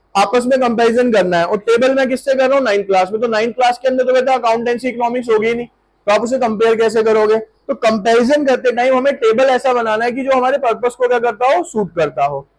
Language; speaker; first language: Hindi; native; Hindi